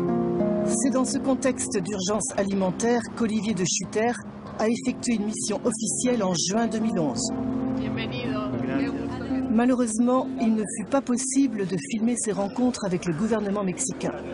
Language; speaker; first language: French; native; French